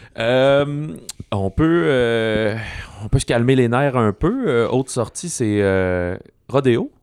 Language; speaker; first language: French; native; French